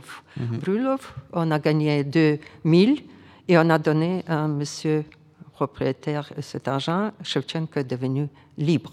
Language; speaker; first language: French; non-native, fluent; Ukrainian